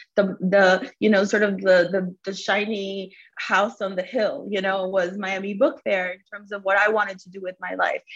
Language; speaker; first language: English; early bilingual, other home language; Spanish